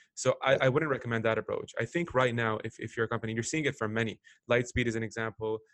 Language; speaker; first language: English; non-native, fluent; Arabic